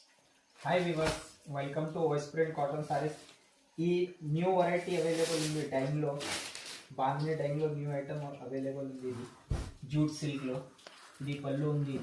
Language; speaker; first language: Telugu; non-native, local second language; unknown